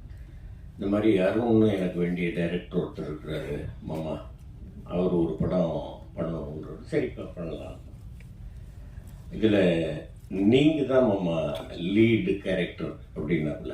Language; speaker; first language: Tamil; native; Tamil